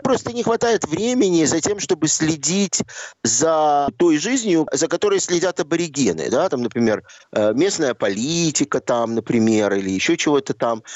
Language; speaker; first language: Russian; native; Russian